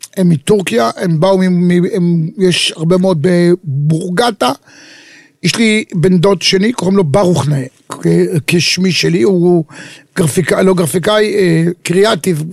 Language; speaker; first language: Hebrew; native; Hebrew